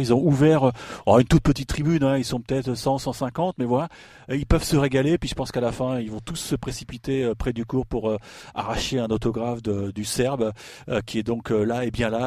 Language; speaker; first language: French; native; French